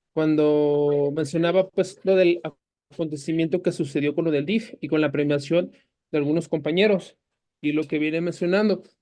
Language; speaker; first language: Spanish; native; Spanish